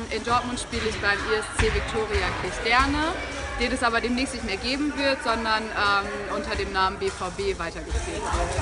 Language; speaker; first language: German; native; German